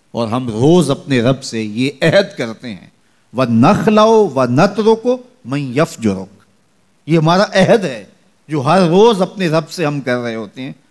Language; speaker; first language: Urdu; non-native, local second language; Punjabi